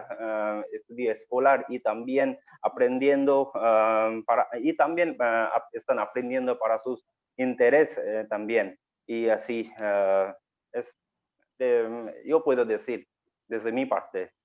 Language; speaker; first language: Spanish; non-native, learner; Bangla